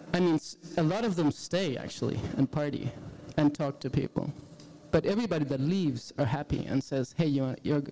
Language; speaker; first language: English; non-native, fluent; Danish